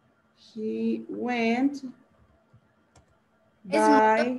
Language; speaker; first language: English; non-native, learner; Spanish